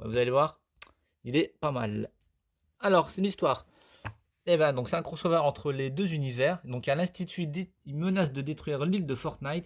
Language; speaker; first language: French; native; French